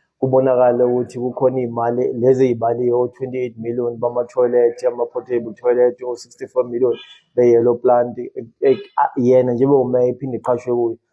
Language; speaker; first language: Zulu; non-native, local second language; Southern Sotho